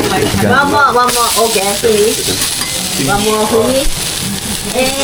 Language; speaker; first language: English; non-native, learner; Japanese